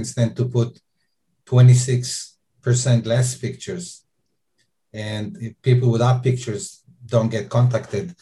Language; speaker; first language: English; non-native, fluent; Hebrew